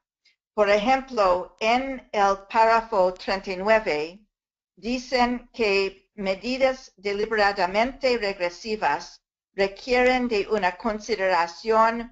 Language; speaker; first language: Spanish; non-native, fluent; English